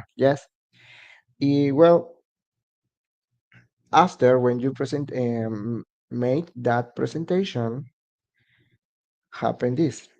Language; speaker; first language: English; non-native, learner; Spanish